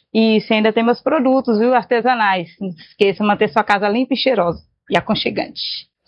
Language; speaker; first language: Portuguese; native; Portuguese